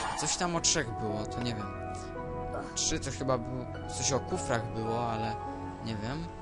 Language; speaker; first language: Polish; native; Polish